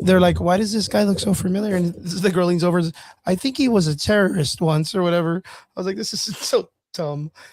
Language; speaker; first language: English; native; English